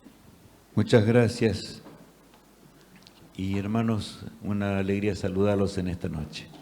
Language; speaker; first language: Spanish; native; Spanish